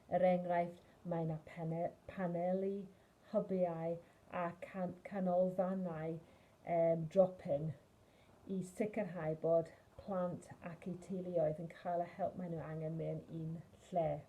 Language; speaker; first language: Welsh; non-native, fluent; English